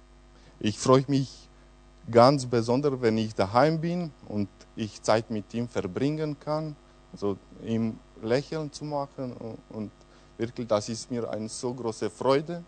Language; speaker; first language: German; non-native, fluent; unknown